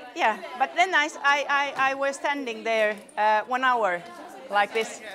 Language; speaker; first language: English; non-native, fluent; Finnish